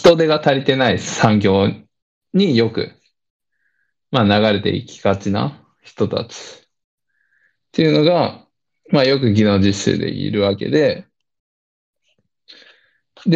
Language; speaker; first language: Japanese; early bilingual, other home language; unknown